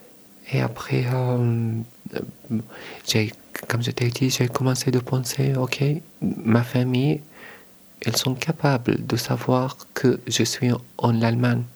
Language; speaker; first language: French; non-native, learner; Arabic